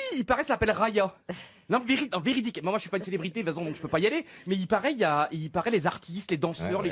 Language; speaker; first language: French; native; French